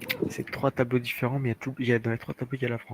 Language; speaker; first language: French; native; French